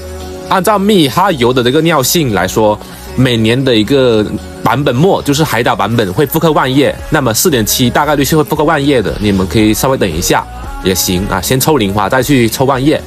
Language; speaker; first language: Chinese; native; Chinese